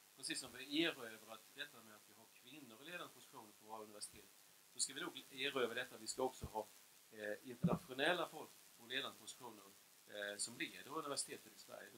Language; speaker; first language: Swedish; native; Swedish